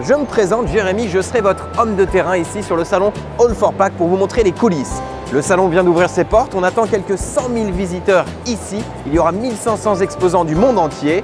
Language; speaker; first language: French; native; French